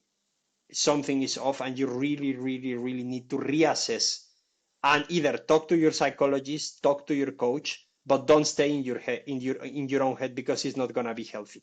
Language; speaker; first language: English; non-native, fluent; Spanish